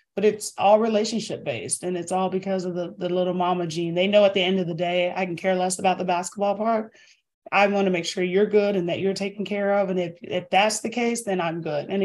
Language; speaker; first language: English; native; English